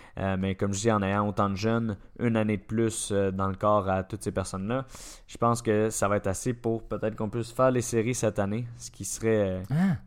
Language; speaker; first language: French; native; French